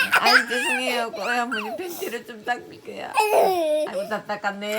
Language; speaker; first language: Korean; native; Korean